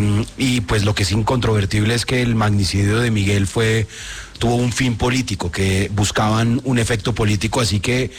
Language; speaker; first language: Spanish; native; Spanish